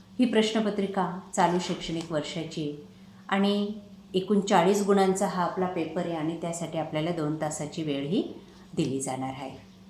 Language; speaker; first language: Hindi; non-native, local second language; Marathi